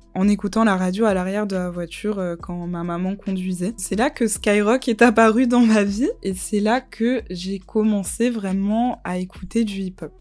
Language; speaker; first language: French; native; French